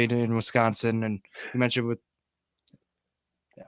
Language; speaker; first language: English; native; English